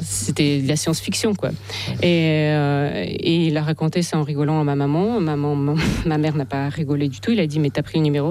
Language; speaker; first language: French; non-native, fluent; Russian